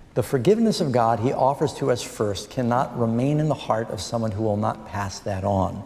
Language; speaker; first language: English; native; English